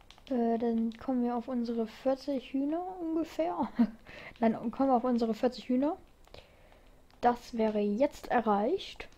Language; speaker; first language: German; native; German